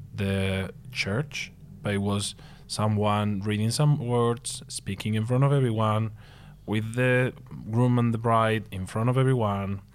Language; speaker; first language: English; non-native, fluent; Spanish